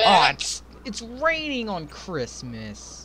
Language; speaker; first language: English; native; English